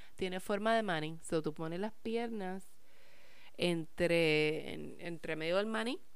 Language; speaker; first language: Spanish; early bilingual, heritage; Spanish